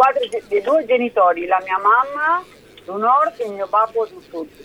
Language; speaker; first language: Italian; early bilingual, heritage; Spanish